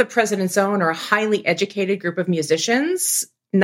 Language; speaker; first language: English; native; English